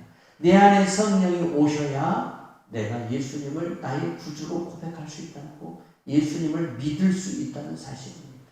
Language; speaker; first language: Korean; native; Korean